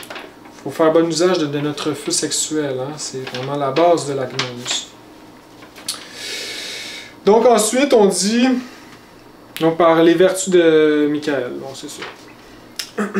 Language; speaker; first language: French; native; French